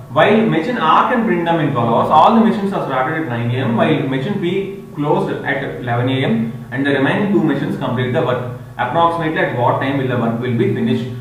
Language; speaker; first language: English; non-native, local second language; Telugu